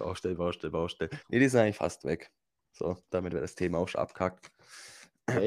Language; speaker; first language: German; native; German